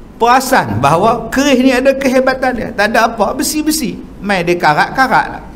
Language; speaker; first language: Malay; native; Malay